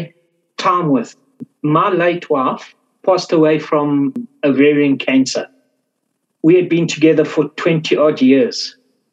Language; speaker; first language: English; native; English